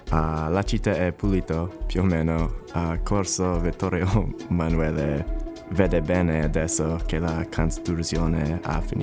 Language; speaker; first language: Italian; non-native, learner; English